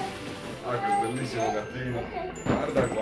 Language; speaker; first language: Italian; native; Italian